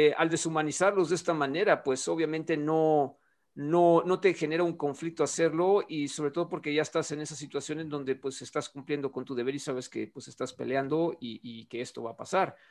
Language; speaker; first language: Spanish; native; Spanish